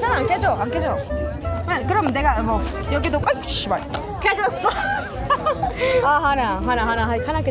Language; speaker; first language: Korean; non-native, learner; Spanish